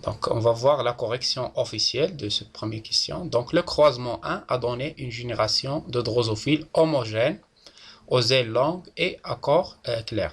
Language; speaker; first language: French; non-native, local second language; Arabic